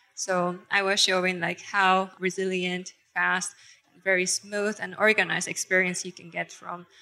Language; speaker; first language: English; non-native, fluent; Japanese